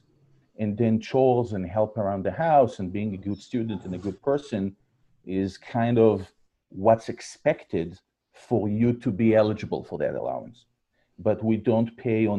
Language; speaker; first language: English; non-native, fluent; Hebrew